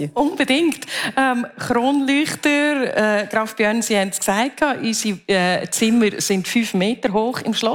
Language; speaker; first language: German; native; German